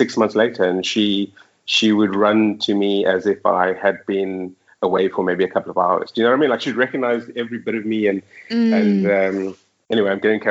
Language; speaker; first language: English; native; English